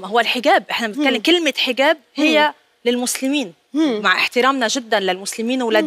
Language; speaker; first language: Arabic; native; Arabic